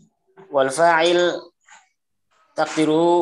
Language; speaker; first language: Arabic; non-native, learner; Indonesian